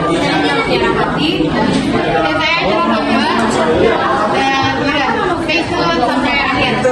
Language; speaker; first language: Indonesian; native; Indonesian